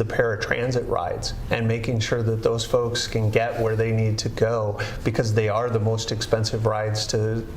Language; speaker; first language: English; native; English